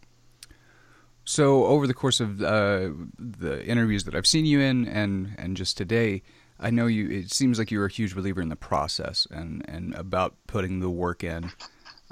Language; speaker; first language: English; native; English